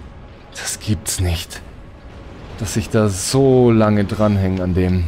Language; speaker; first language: German; native; German